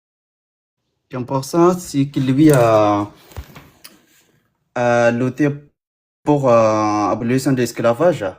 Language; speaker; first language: French; non-native, learner; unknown